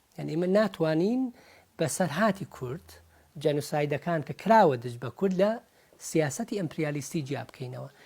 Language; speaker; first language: Central Kurdish; early bilingual, heritage; Central Kurdish